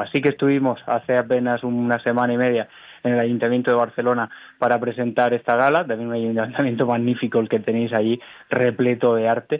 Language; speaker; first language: Spanish; native; Spanish